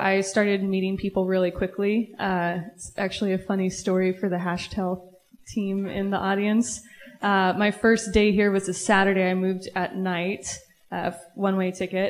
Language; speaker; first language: English; native; English